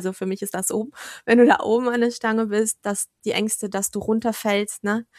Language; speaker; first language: German; native; German